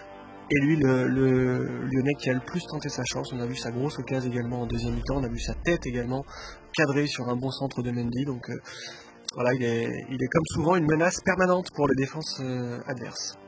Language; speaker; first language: French; native; French